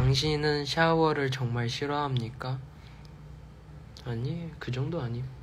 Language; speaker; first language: Korean; non-native, fluent; Chinese